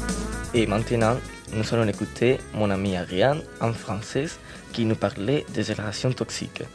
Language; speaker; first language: French; non-native, learner; Spanish